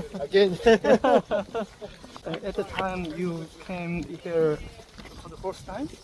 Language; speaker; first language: English; non-native, learner; Korean